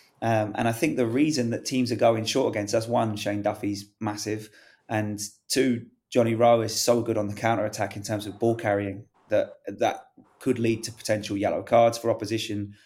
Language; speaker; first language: English; native; English